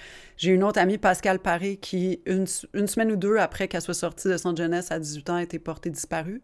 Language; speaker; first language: French; native; French